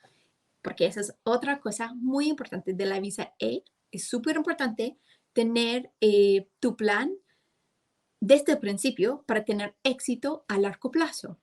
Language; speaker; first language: Spanish; non-native, fluent; English